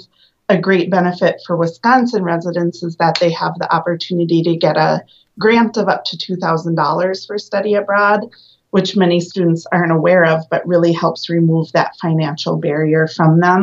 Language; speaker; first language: English; native; English